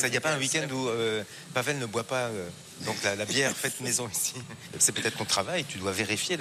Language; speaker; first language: French; native; French